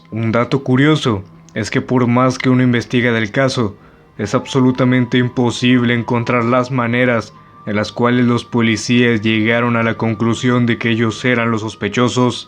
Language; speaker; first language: Spanish; native; Spanish